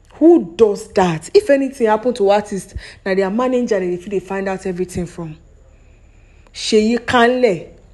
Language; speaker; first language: Nigerian Pidgin; non-native, local second language; Yoruba